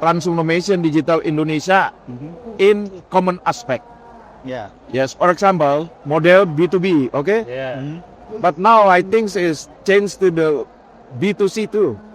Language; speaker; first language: English; non-native, learner; Indonesian